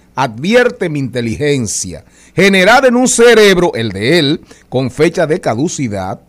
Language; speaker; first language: Spanish; native; Spanish